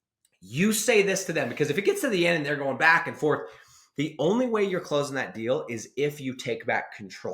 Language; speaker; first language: English; native; English